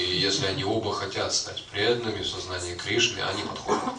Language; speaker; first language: Russian; native; Russian